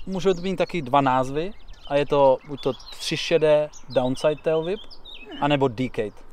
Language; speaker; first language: Czech; native; Czech